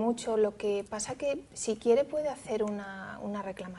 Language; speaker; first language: Spanish; native; Spanish